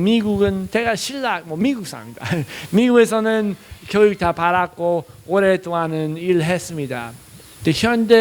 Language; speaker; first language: Korean; non-native, fluent; English